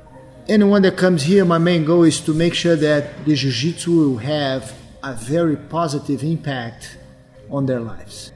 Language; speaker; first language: English; non-native, fluent; Portuguese